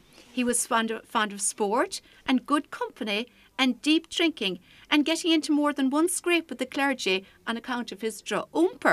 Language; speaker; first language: English; non-native, local second language; Irish